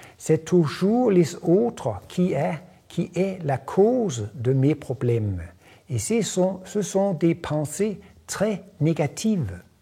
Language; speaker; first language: French; non-native, fluent; Danish